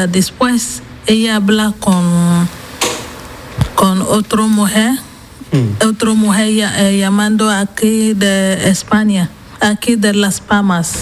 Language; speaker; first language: Spanish; non-native, learner; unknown